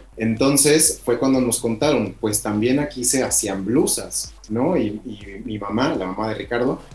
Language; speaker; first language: Spanish; native; Spanish